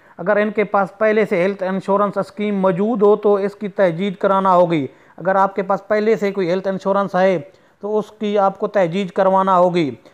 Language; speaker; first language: Urdu; non-native, local second language; Saraiki